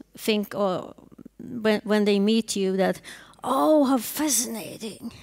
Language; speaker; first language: English; non-native, fluent; Swedish